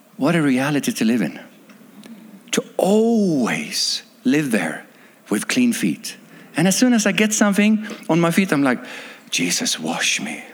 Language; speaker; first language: English; non-native, fluent; Swedish